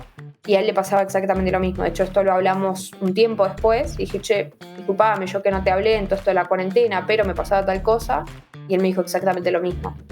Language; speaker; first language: Spanish; native; Spanish